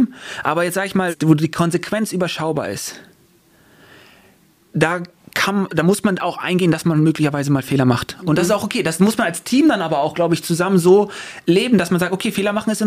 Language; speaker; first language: German; native; German